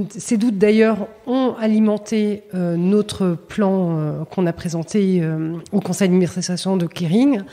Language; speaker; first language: French; native; French